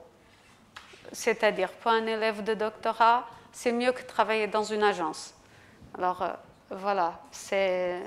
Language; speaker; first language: French; non-native, fluent; Portuguese